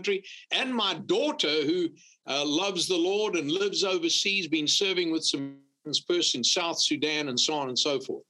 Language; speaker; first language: English; native; English